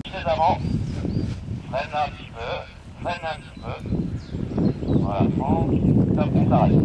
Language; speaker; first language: French; native; French